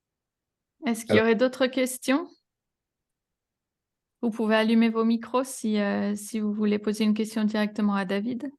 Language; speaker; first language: French; native; French